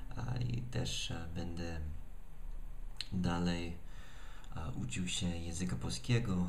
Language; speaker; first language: Polish; non-native, fluent; English